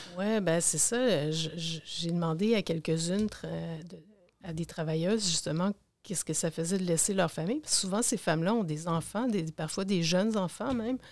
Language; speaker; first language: French; native; French